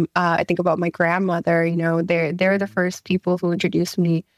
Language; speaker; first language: English; early bilingual, other home language; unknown